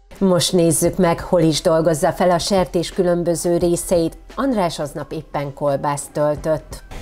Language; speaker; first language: Hungarian; native; Hungarian